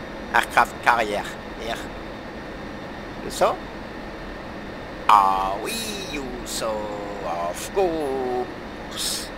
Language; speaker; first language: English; non-native, learner; French